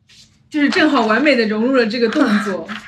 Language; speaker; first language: Chinese; native; Chinese